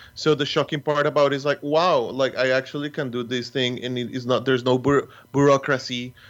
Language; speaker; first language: English; non-native, fluent; Spanish